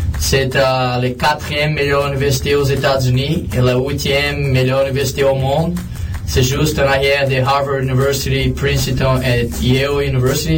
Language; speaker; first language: French; non-native, fluent; Portuguese